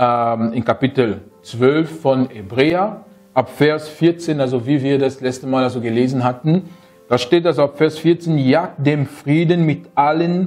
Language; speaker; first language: German; non-native, fluent; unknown